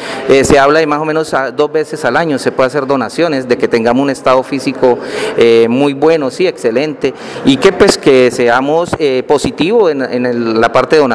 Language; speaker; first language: Spanish; native; Spanish